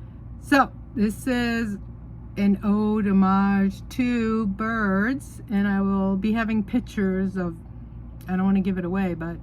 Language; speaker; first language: English; native; English